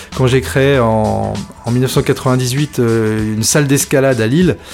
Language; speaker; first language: French; native; French